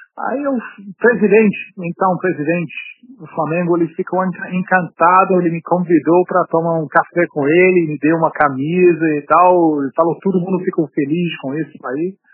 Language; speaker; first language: Portuguese; non-native, fluent; English